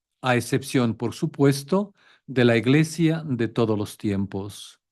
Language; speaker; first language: Spanish; native; Spanish